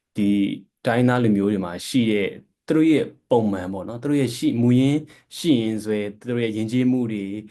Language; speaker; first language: Burmese; native; Burmese